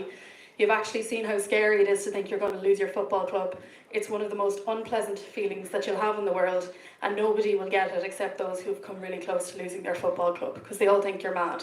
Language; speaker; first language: English; native; English